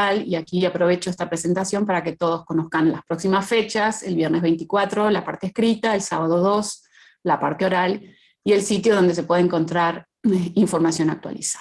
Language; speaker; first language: Spanish; native; Spanish